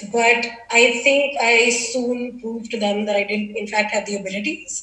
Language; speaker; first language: English; non-native, local second language; Gujarati